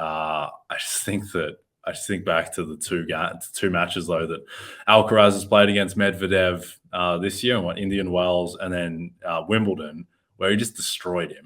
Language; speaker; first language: English; native; English